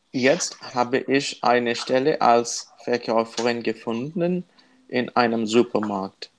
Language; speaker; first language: German; non-native, learner; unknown